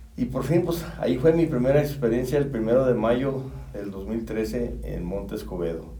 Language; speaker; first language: Spanish; native; Spanish